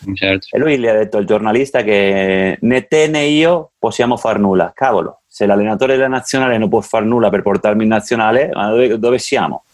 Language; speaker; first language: Italian; non-native, fluent; Catalan